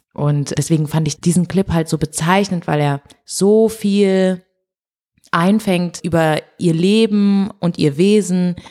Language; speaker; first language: German; early bilingual, other home language; Portuguese